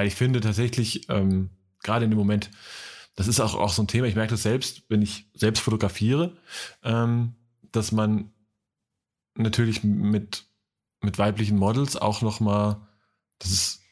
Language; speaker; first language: German; native; German